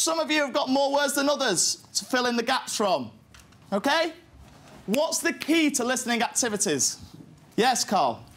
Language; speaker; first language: English; native; English